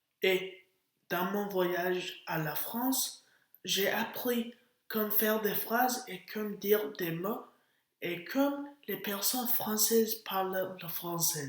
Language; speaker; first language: French; non-native, learner; English